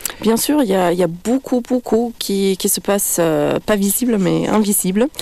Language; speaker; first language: French; non-native, fluent; German